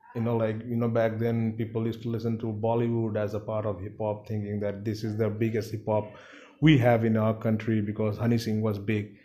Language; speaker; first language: English; non-native, local second language; Bangla